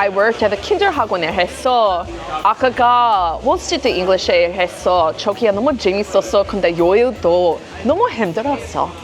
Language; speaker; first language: Korean; non-native, learner; English